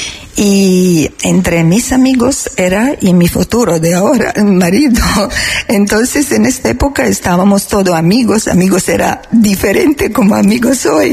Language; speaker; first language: Spanish; non-native, learner; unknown